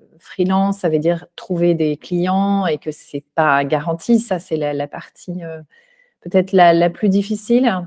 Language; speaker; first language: French; native; French